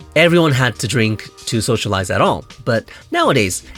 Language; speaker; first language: English; non-native, fluent; Japanese